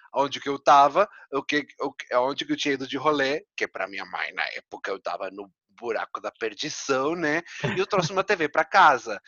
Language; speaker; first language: Portuguese; non-native, fluent; Spanish